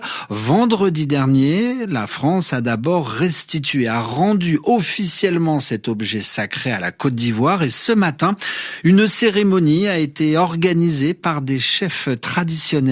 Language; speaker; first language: French; native; French